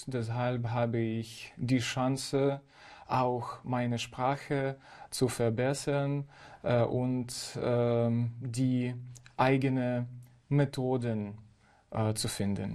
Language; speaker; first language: German; non-native, fluent; Ukrainian